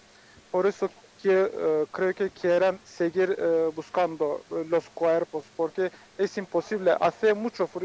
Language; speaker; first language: Spanish; non-native, fluent; Turkish